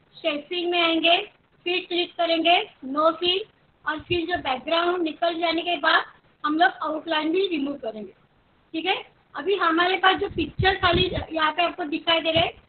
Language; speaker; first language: Hindi; non-native, local second language; Marathi